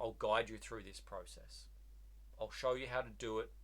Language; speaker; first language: English; native; English